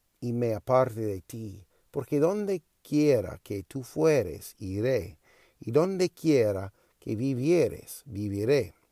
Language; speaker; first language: Spanish; non-native, learner; English